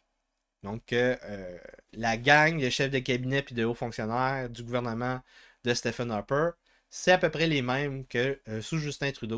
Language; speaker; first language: French; native; French